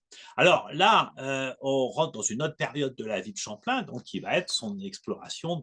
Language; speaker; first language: French; native; French